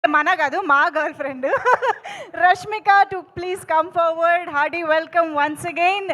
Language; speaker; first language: Telugu; native; Telugu